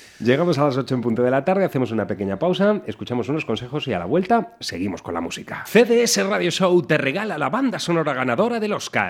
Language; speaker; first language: Spanish; native; Spanish